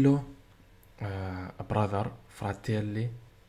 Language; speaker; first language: Italian; non-native, learner; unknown